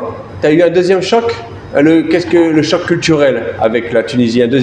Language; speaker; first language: French; native; French